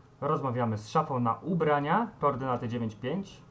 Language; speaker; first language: Polish; native; Polish